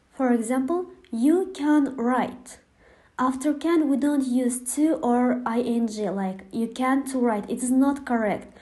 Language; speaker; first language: English; non-native, fluent; Kazakh